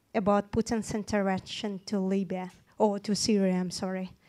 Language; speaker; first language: English; non-native, fluent; Turkmen